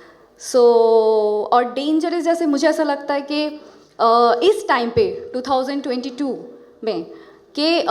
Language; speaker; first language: Hindi; non-native, local second language; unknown